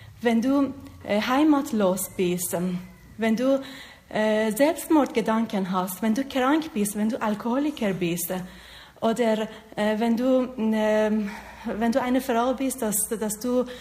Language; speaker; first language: German; non-native, learner; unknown